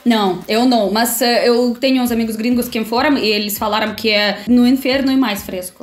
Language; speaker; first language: Portuguese; non-native, learner; Russian